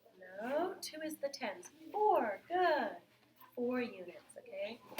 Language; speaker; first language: English; native; English